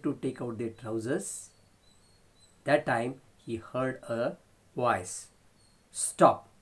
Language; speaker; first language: English; non-native, local second language; Kannada